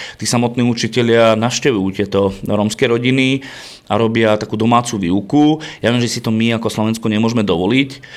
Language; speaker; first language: Slovak; non-native, local second language; Romany